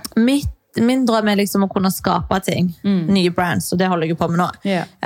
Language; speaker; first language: Norwegian; early bilingual, other home language; Arabic